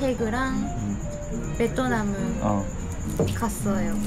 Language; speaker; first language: Korean; non-native, learner; Japanese